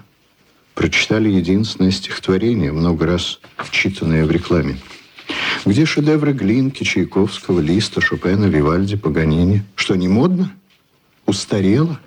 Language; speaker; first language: Russian; native; Russian